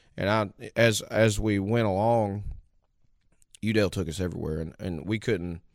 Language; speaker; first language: English; native; English